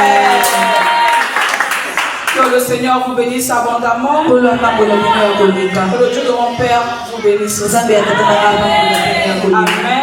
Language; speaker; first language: French; non-native, local second language; Lingala